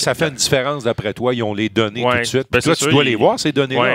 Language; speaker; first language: French; native; French